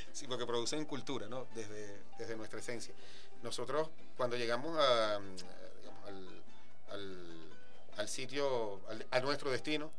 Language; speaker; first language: Spanish; native; Spanish